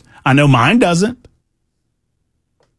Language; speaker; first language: English; native; English